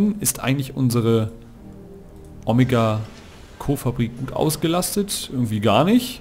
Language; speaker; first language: German; native; German